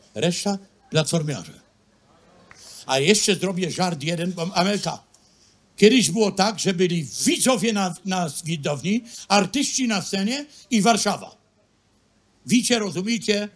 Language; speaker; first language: Polish; native; Polish